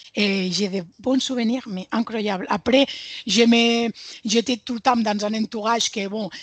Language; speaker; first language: French; non-native, fluent; Spanish